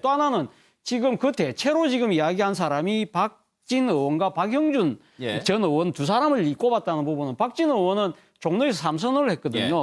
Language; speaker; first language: Korean; native; Korean